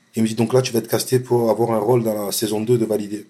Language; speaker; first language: French; native; French